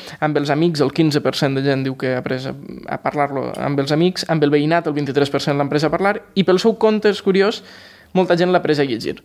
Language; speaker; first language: Catalan; native; Catalan